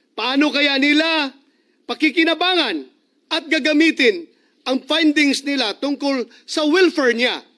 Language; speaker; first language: Filipino; non-native, local second language; Cebuano